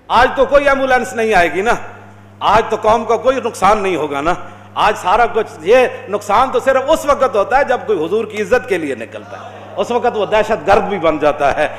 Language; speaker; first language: Urdu; non-native, local second language; Punjabi